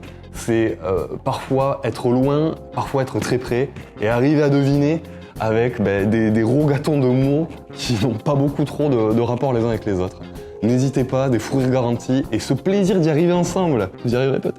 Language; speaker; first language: French; native; French